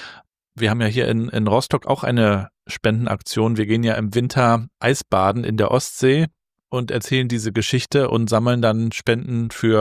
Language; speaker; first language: German; native; German